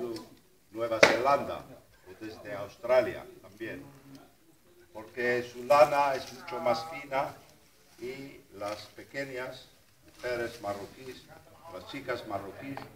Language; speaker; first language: Spanish; non-native, fluent; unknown